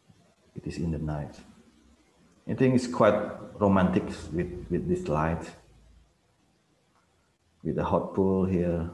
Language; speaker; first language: English; non-native, fluent; Indonesian